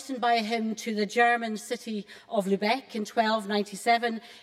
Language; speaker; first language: English; native; English